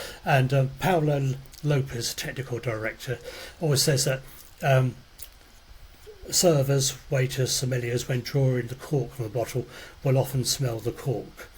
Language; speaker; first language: English; native; English